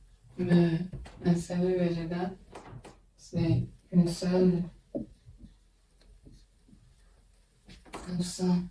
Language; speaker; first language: French; non-native, learner; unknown